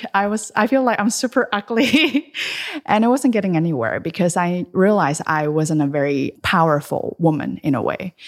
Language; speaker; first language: English; early bilingual, other home language; Chinese